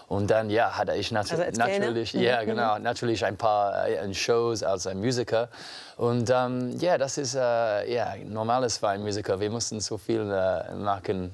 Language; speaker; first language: German; non-native, learner; English